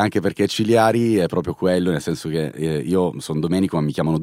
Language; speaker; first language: Italian; native; Italian